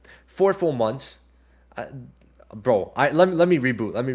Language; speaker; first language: English; native; English